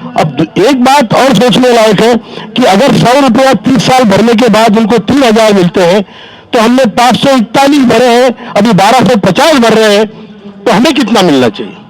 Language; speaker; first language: Hindi; non-native, local second language; Marathi